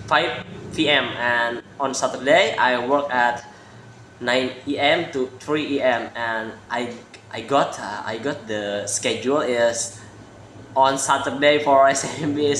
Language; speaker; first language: English; non-native, learner; Indonesian